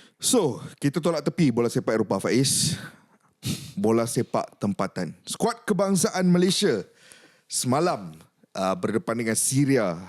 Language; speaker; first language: Malay; native; Malay